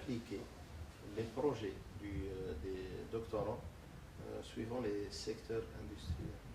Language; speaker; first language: French; non-native, local second language; Arabic